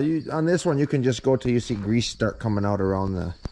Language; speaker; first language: English; native; English